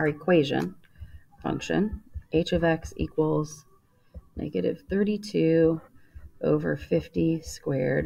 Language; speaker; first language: English; native; English